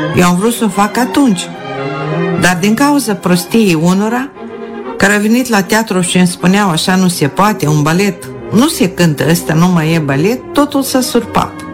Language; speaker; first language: Romanian; non-native, local second language; Russian